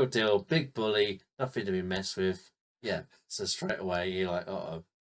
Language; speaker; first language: English; native; English